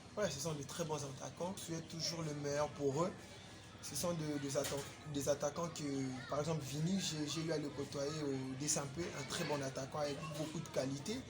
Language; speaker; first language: French; non-native, local second language; Lingala